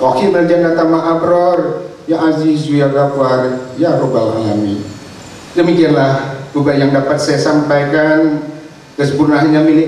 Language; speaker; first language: Indonesian; native; Indonesian